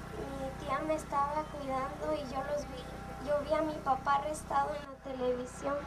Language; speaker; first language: Spanish; early bilingual, other home language; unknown